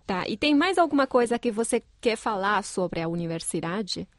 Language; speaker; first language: Portuguese; non-native, fluent; Chinese